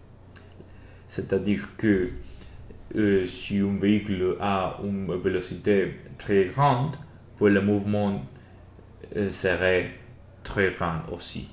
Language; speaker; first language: French; non-native, learner; Spanish